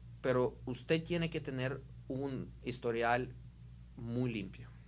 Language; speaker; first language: Spanish; non-native, fluent; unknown